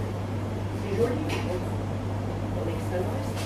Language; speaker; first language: French; native; French